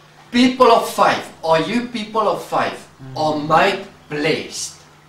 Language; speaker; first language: English; non-native, local second language; Afrikaans